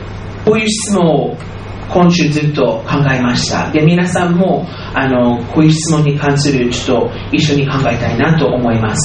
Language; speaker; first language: Japanese; non-native, fluent; English